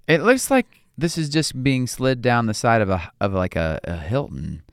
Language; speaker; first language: English; native; English